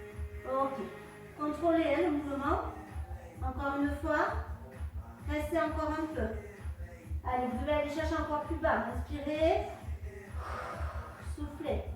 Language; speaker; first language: French; native; French